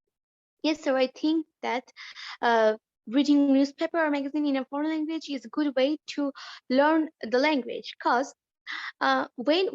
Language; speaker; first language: English; non-native, learner; Bangla